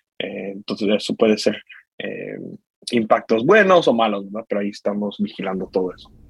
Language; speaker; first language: Spanish; early bilingual, heritage; Spanish